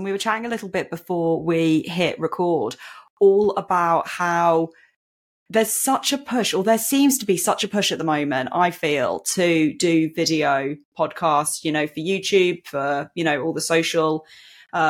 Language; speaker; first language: English; native; English